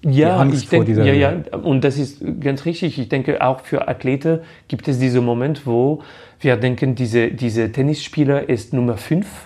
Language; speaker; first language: German; non-native, fluent; French